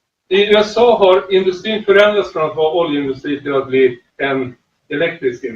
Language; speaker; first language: Swedish; native; Swedish